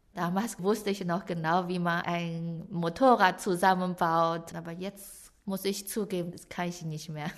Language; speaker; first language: German; non-native, fluent; Chinese